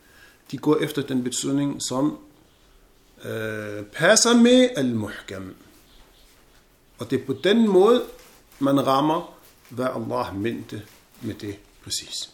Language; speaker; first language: Danish; non-native, fluent; Arabic